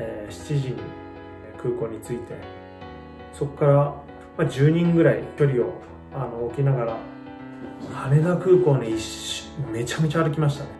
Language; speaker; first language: Japanese; native; Japanese